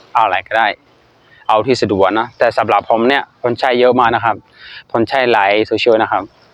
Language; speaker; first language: Thai; non-native, fluent; Burmese